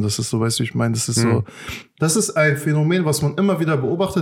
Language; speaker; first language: German; native; German